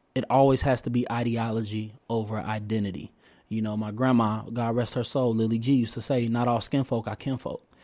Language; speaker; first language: English; native; English